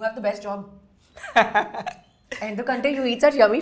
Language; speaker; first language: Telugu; non-native, learner; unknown